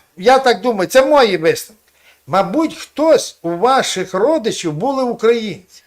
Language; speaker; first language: Ukrainian; native; Ukrainian